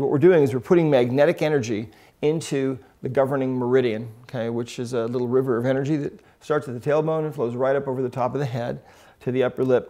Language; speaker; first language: English; native; English